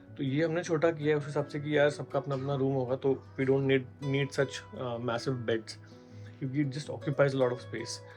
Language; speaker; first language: Hindi; native; Hindi